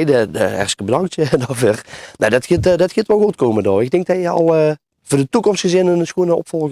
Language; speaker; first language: Dutch; native; Dutch